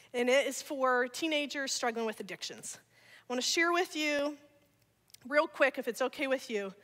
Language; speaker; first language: English; native; English